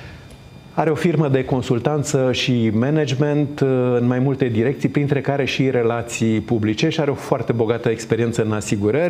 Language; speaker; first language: Romanian; native; Romanian